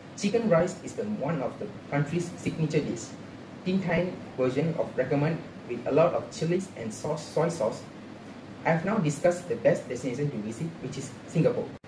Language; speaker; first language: English; non-native, local second language; Tamil